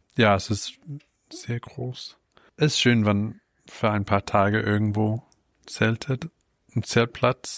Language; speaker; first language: German; non-native, fluent; English